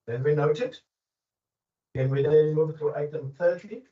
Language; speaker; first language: English; non-native, local second language; Afrikaans